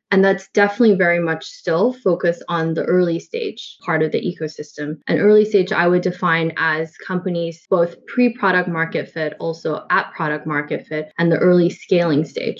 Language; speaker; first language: English; native; English